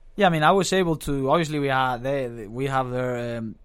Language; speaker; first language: English; non-native, fluent; Spanish